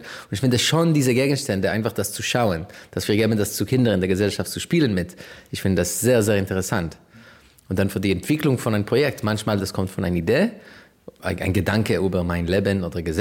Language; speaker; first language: German; non-native, fluent; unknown